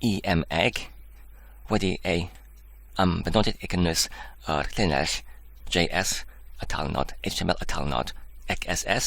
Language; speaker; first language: Welsh; non-native, learner; English